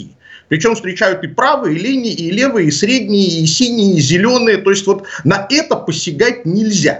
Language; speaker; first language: Russian; native; Russian